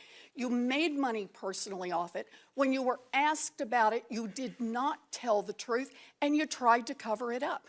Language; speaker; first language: English; native; English